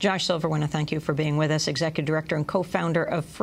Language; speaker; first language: English; native; English